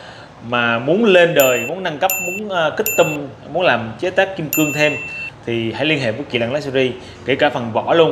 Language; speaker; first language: Vietnamese; native; Vietnamese